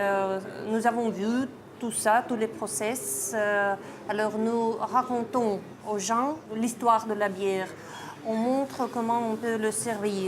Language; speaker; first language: French; non-native, learner; Russian